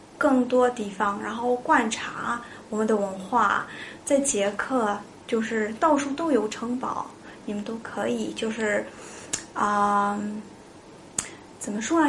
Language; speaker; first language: Chinese; non-native, fluent; Czech